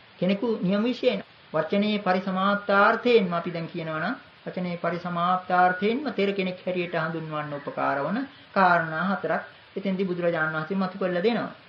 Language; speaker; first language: Sinhala; native; Sinhala